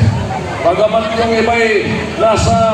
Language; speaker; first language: Filipino; native; Filipino